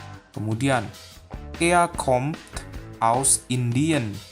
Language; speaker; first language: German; non-native, fluent; Indonesian